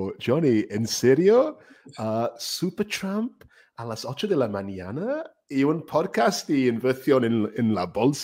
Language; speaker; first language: Spanish; non-native, fluent; English